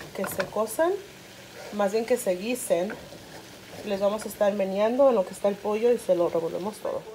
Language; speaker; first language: Spanish; early bilingual, other home language; English